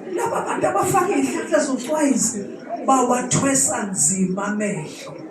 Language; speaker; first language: Zulu; native; Zulu